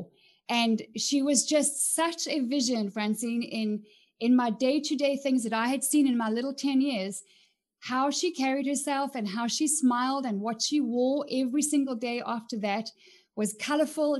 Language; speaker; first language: English; native; English